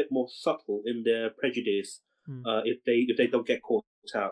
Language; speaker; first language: English; non-native, local second language; Cantonese